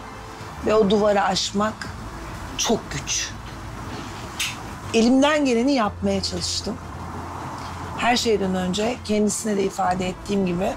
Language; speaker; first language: Turkish; native; Turkish